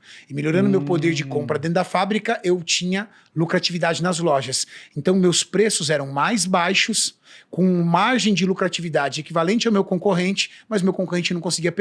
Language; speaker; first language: Portuguese; native; Portuguese